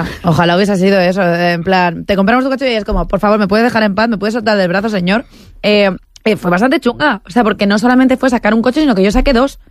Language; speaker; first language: Spanish; native; Spanish